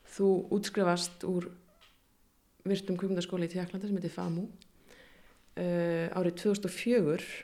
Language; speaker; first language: Icelandic; native; Icelandic